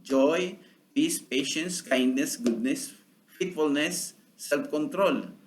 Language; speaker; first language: English; non-native, local second language; Filipino